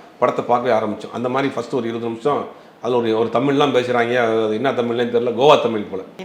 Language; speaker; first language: Tamil; native; Tamil